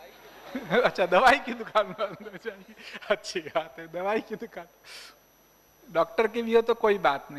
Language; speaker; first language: Hindi; native; Hindi